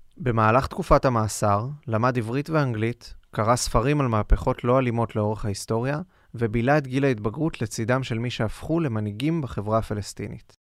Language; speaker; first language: Hebrew; native; Hebrew